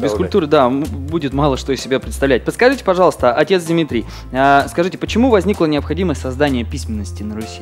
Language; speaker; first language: Russian; native; Russian